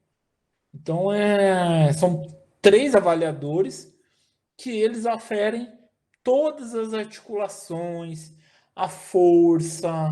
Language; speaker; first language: Portuguese; native; Portuguese